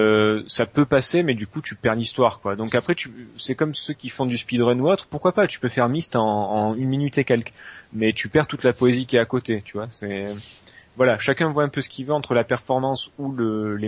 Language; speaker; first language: French; native; French